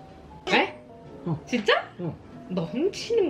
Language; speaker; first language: Korean; non-native, fluent; Indonesian